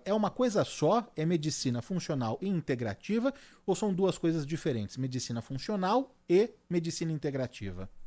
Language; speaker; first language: Portuguese; native; Portuguese